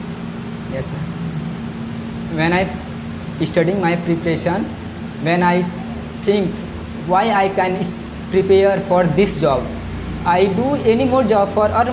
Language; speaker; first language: English; non-native, learner; Hindi